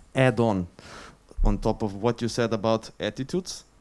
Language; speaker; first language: English; non-native, fluent; Slovenian